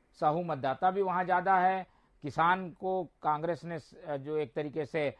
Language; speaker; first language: Hindi; native; Hindi